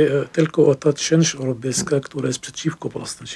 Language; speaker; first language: Polish; non-native, fluent; Arabic